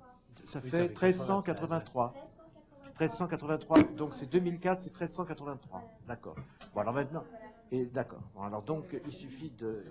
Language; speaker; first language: French; native; French